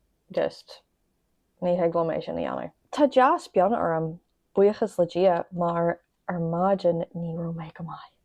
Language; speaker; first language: Irish; non-native, local second language; English